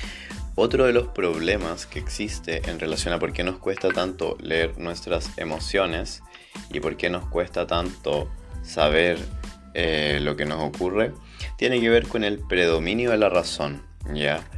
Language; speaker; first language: Spanish; native; Spanish